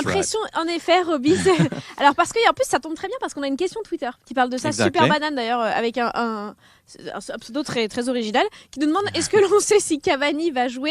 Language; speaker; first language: French; native; French